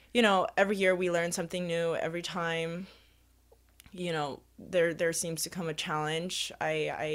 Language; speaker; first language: English; early bilingual, other home language; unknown